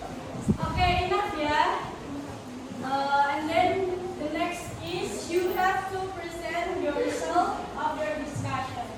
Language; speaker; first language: English; non-native, learner; Indonesian